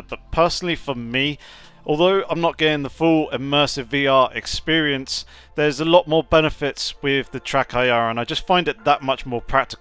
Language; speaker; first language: English; native; English